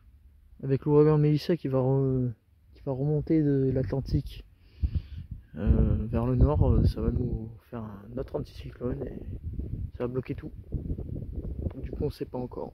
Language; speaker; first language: French; native; French